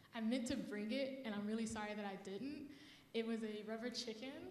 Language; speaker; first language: English; native; English